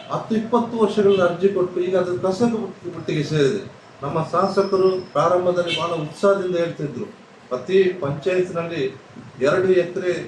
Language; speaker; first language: Kannada; non-native, local second language; Tulu